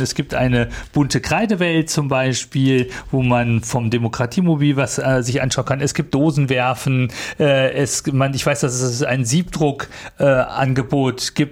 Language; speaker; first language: German; native; German